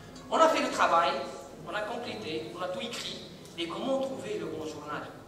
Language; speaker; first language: French; non-native, local second language; Arabic